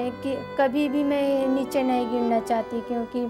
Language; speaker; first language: Hindi; non-native, local second language; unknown